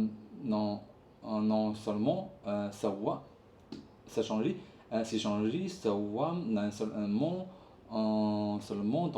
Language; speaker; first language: French; non-native, learner; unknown